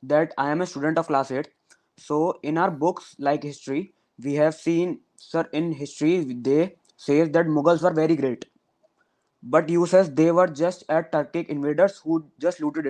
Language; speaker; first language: English; non-native, local second language; Hindi